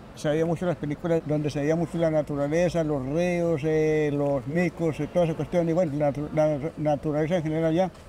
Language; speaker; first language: Spanish; native; Spanish